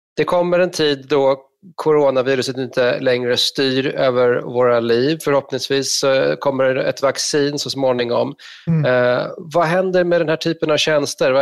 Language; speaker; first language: Swedish; native; Swedish